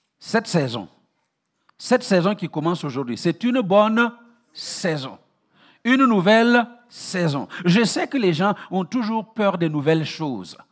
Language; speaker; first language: French; non-native, local second language; Mossi